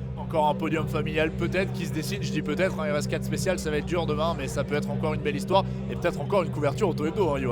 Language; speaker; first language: French; native; French